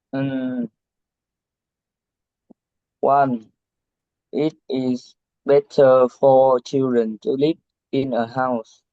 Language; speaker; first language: English; non-native, learner; Vietnamese